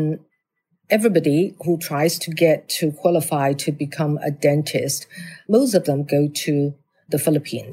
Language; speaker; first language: English; non-native, local second language; Cantonese